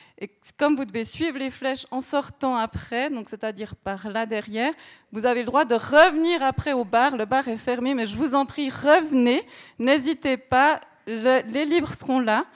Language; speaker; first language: French; native; French